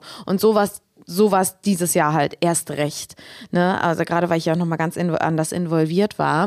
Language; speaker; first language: German; native; German